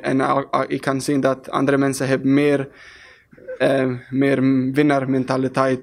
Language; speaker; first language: Dutch; non-native, learner; Swedish